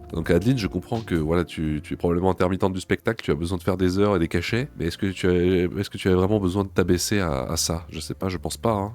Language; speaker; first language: French; native; French